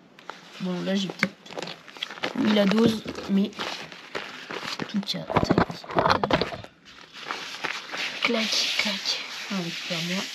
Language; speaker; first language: French; native; French